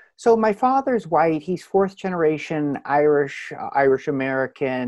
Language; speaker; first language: English; native; English